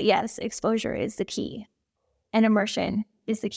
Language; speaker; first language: English; native; English